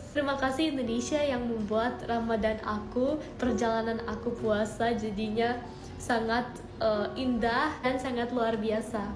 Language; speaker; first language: Indonesian; non-native, fluent; German